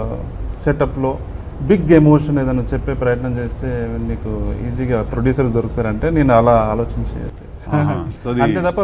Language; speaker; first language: Telugu; native; Telugu